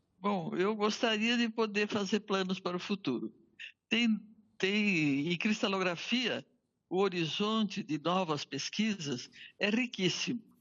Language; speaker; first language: Portuguese; native; Portuguese